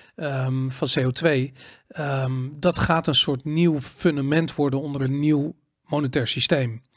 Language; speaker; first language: Dutch; native; Dutch